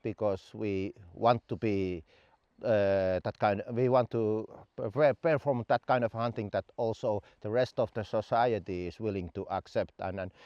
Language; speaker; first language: English; non-native, fluent; Finnish